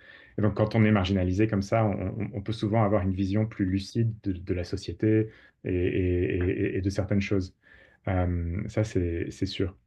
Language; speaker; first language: French; native; French